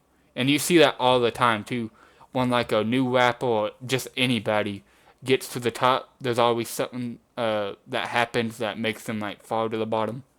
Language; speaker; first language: English; native; English